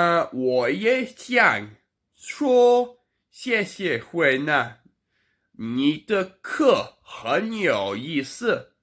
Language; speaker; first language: Chinese; non-native, learner; French